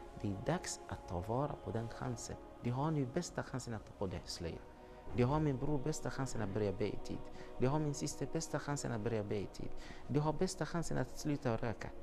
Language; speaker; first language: Swedish; non-native, fluent; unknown